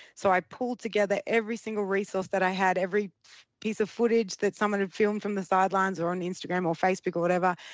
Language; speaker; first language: English; early bilingual, other home language; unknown